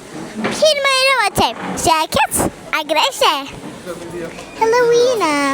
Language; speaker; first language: Lithuanian; early bilingual, heritage; Lithuanian